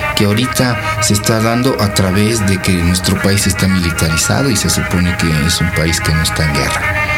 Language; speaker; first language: Spanish; native; Spanish